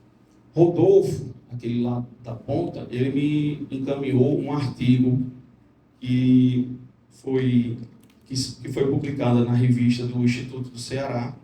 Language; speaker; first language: Portuguese; native; Portuguese